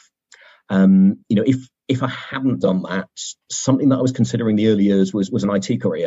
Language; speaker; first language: English; native; English